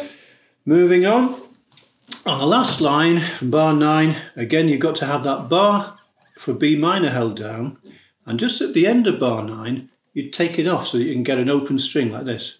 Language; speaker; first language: English; native; English